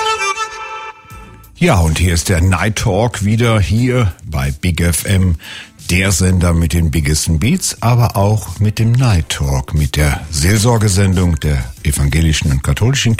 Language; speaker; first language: German; native; German